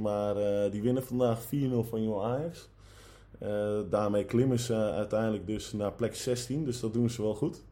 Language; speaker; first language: Dutch; native; Dutch